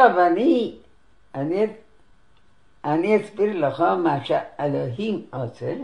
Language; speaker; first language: Hebrew; non-native, fluent; Arabic